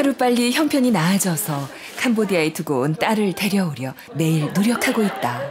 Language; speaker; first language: Korean; native; Korean